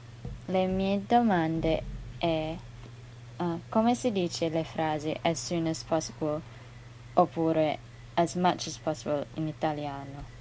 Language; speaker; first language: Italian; non-native, learner; English